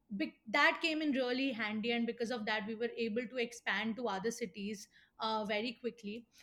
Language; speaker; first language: English; non-native, local second language; Hindi